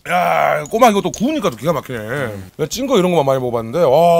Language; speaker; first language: Korean; native; Korean